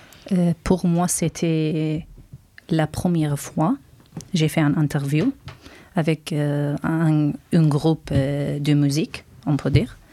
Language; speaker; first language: French; non-native, learner; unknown